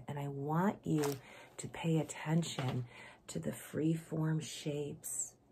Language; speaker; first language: English; native; English